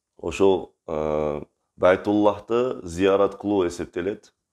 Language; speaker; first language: Kyrgyz; non-native, local second language; Uzbek